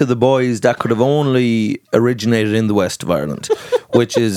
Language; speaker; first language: English; native; English